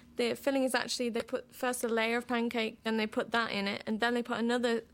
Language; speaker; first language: English; native; English